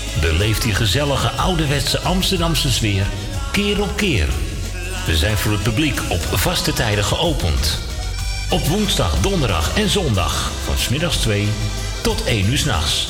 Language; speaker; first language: Dutch; native; Dutch